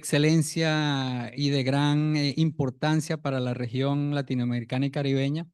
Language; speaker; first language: Spanish; native; Spanish